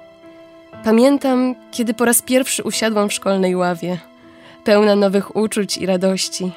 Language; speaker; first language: Polish; native; Polish